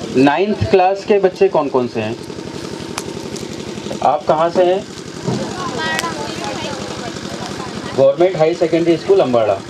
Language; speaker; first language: Hindi; native; Hindi